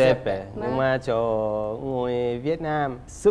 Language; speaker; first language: Vietnamese; non-native, learner; Italian